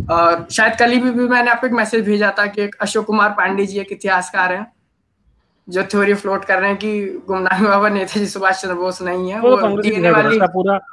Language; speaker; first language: Hindi; native; Hindi